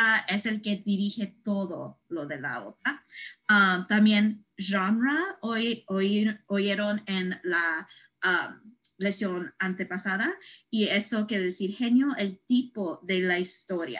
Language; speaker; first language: Spanish; early bilingual, heritage; Spanish